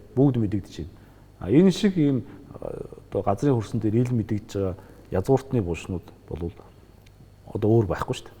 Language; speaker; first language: Mongolian; native; Mongolian